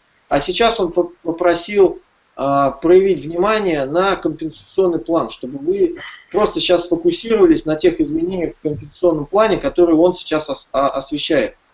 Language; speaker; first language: Russian; native; Russian